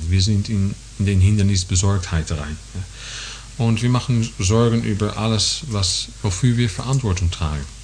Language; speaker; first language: German; non-native, fluent; English